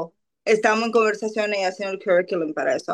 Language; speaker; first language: Spanish; early bilingual, other home language; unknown